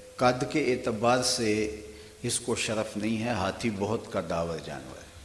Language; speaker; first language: Urdu; non-native, local second language; Punjabi